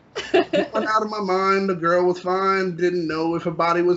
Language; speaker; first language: English; native; English